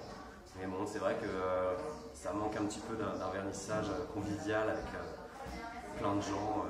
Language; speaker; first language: French; native; French